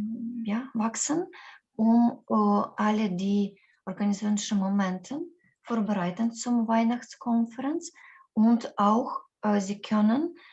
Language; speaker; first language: German; non-native, learner; Russian